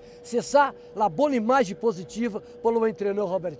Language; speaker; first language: French; non-native, fluent; Portuguese